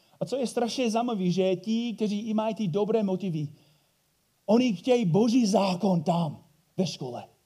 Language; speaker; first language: Czech; non-native, fluent; English